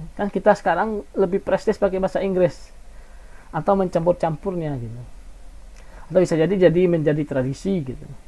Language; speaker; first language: Indonesian; non-native, local second language; Minangkabau